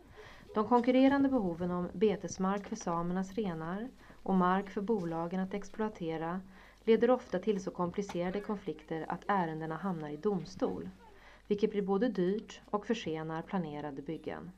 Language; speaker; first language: Swedish; native; Swedish